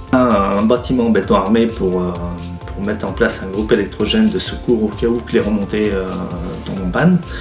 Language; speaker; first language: French; native; French